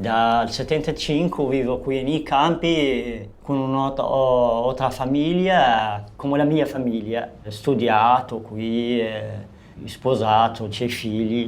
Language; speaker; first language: Italian; non-native, learner; Arabic